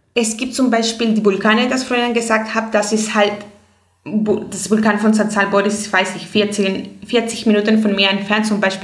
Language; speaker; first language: German; non-native, fluent; Spanish